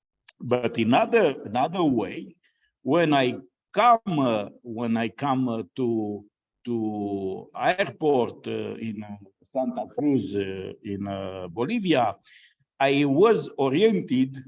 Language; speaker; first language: English; non-native, fluent; Romanian